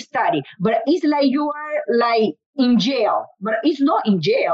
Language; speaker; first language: English; non-native, learner; Spanish